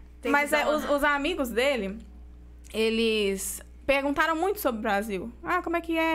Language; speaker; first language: Portuguese; native; Portuguese